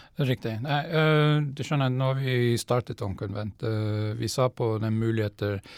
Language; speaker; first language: Norwegian; non-native, fluent; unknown